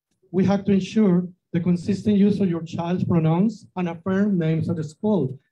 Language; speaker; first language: English; non-native, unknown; Spanish